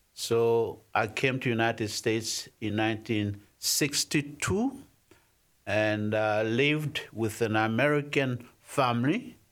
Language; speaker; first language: English; non-native, fluent; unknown